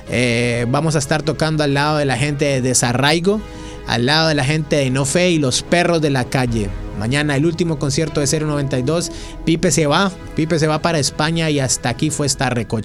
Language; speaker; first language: Spanish; native; Spanish